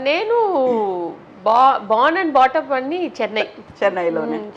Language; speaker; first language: Telugu; non-native, local second language; Tamil